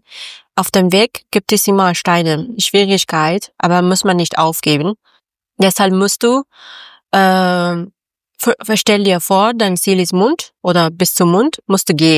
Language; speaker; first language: German; non-native, learner; Persian